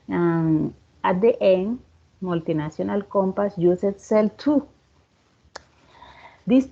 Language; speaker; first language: English; non-native, learner; Spanish